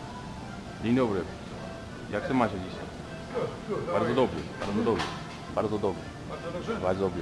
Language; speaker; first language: Polish; non-native, learner; English